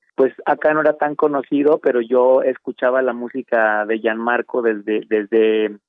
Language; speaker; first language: Spanish; native; Spanish